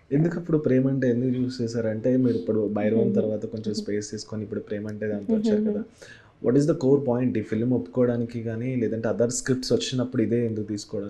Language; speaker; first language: Telugu; native; Telugu